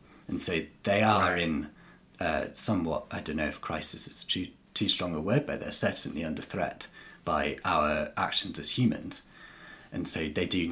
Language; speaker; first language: English; native; English